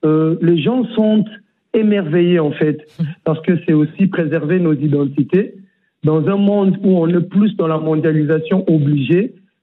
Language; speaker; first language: French; non-native, local second language; Lingala